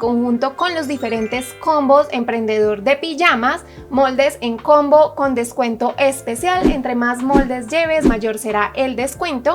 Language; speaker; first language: Spanish; native; Spanish